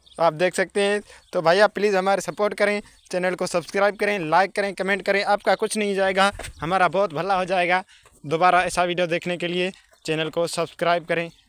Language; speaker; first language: Urdu; non-native, local second language; Sindhi